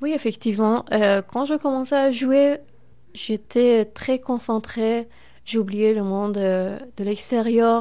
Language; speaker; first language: French; non-native, fluent; Persian